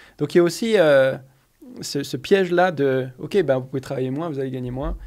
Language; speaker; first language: French; native; French